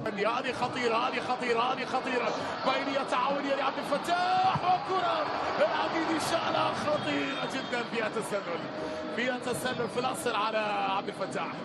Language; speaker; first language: Arabic; native; Arabic